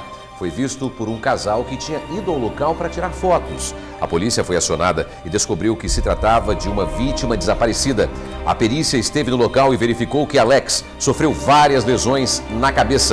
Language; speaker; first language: Portuguese; native; Portuguese